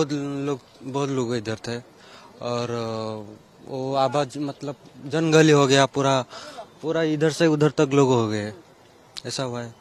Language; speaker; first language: Hindi; non-native, local second language; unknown